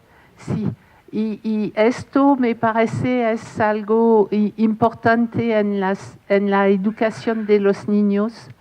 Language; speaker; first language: Spanish; non-native, fluent; French